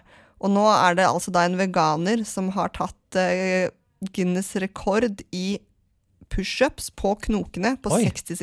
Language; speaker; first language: Norwegian; native; Norwegian